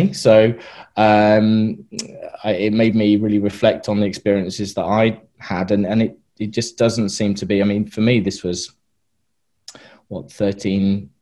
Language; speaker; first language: English; native; English